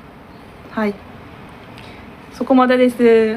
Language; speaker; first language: Japanese; non-native, learner; Turkish